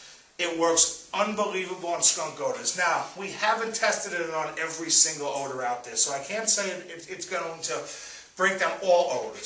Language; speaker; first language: English; native; English